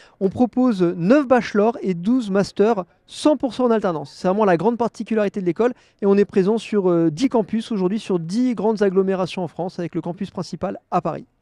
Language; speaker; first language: French; native; French